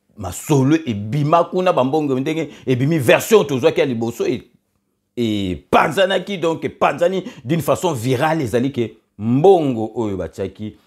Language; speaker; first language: Lingala; native; Lingala